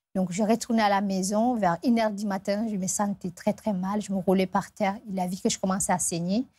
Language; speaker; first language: French; non-native, local second language; Fula